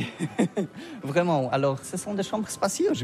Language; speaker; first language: French; non-native, learner; Polish